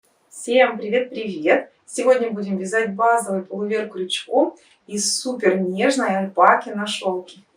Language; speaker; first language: Russian; native; Russian